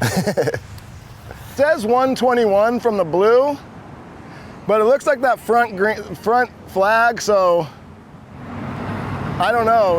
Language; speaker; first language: English; native; English